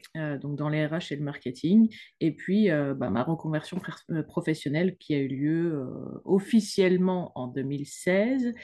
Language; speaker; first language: French; native; French